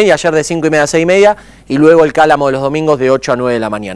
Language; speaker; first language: Spanish; native; Spanish